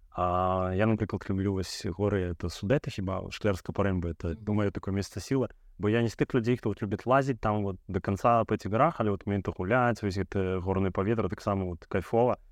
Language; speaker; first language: Belarusian; non-native, local second language; Russian